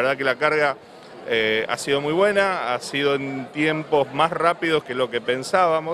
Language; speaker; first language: Spanish; native; Spanish